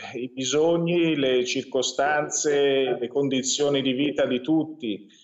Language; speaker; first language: Italian; native; Italian